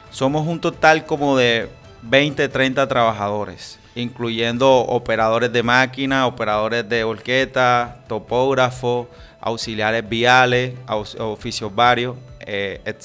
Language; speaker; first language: Spanish; native; Spanish